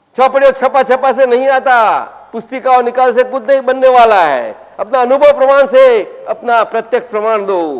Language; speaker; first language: Hindi; non-native, local second language; Gujarati